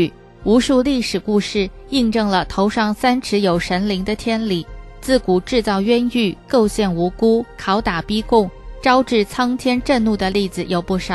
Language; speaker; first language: Chinese; native; Chinese